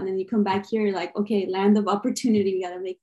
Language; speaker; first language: English; early bilingual, other home language; Armenian